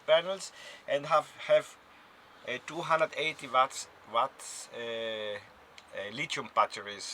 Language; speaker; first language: English; non-native, learner; German